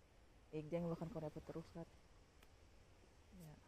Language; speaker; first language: Dutch; non-native, learner; Indonesian